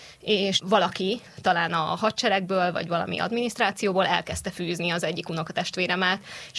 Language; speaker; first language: Hungarian; native; Hungarian